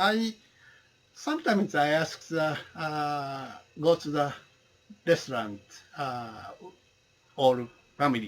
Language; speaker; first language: English; non-native, learner; Japanese